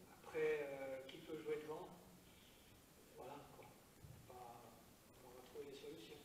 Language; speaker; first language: French; native; French